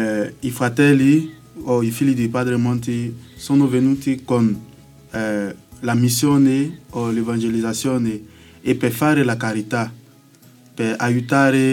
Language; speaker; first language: Italian; non-native, learner; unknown